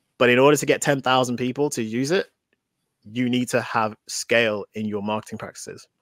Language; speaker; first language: English; native; English